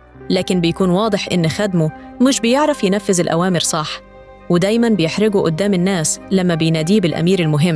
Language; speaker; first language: Arabic; native; Arabic